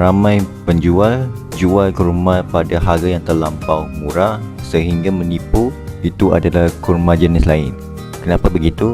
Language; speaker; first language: Malay; native; Malay